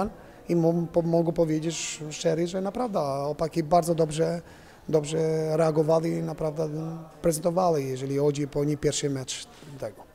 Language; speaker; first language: Polish; non-native, fluent; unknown